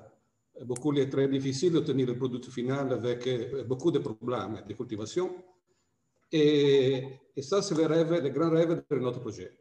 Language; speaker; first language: French; non-native, learner; Italian